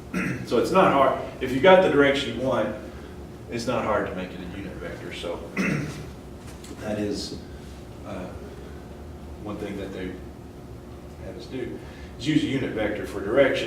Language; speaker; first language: English; native; English